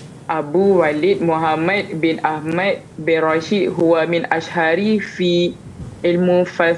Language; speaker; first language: Arabic; non-native, learner; Malay